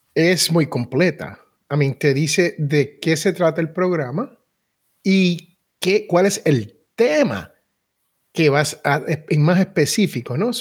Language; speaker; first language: Spanish; native; Spanish